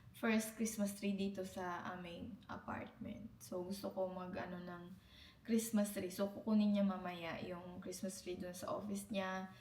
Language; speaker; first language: Filipino; non-native, local second language; Cebuano